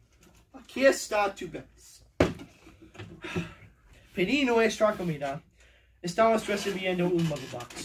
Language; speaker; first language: Spanish; non-native, learner; English